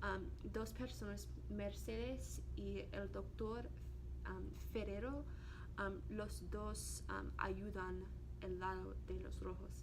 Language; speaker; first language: Spanish; non-native, learner; English